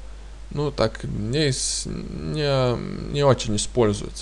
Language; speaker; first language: Russian; non-native, fluent; Lithuanian